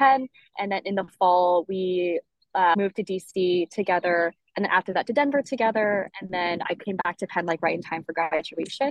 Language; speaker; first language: English; native; English